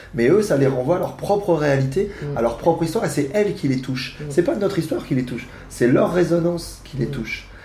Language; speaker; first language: French; native; French